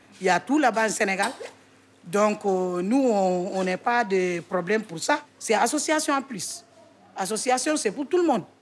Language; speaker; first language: French; non-native, local second language; Wolof